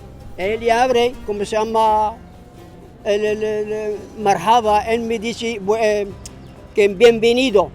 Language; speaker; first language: Spanish; non-native, learner; Arabic